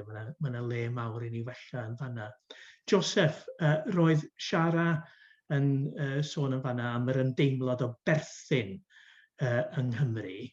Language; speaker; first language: Welsh; native; Welsh